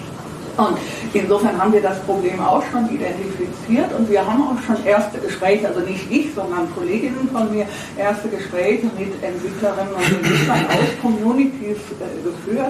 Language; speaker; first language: German; native; German